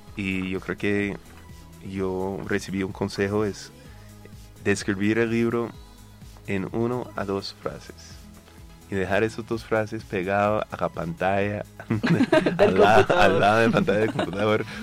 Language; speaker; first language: Spanish; non-native, fluent; English